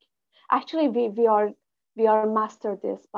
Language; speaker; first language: English; non-native, fluent; Persian